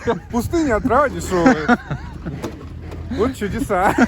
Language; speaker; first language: Russian; native; Russian